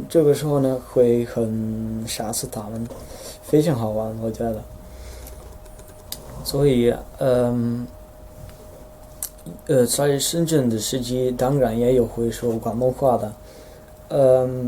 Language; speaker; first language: Chinese; non-native, fluent; Dutch